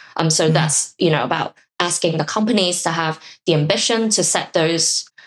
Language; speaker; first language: English; non-native, local second language; Cantonese